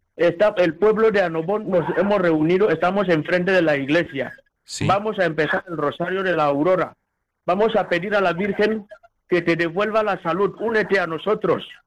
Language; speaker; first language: Spanish; non-native, local second language; Fang